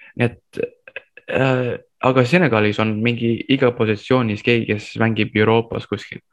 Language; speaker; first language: Estonian; non-native, fluent; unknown